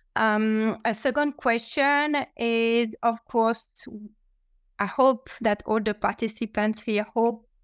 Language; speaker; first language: English; non-native, fluent; French